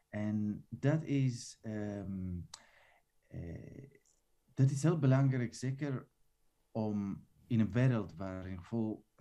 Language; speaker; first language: Dutch; non-native, fluent; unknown